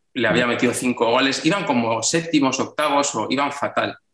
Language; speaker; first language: Spanish; native; Spanish